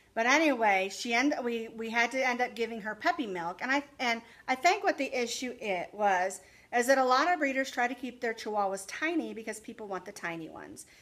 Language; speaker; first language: English; native; English